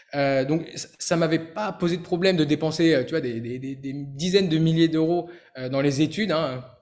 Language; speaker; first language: French; native; French